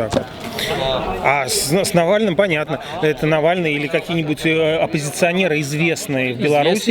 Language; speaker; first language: Russian; native; Russian